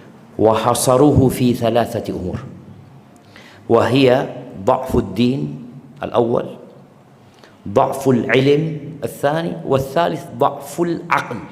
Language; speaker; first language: Arabic; non-native, fluent; Indonesian